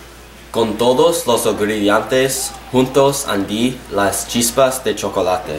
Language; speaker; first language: Spanish; non-native, learner; English